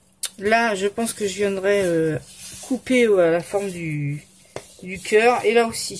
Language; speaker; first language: French; native; French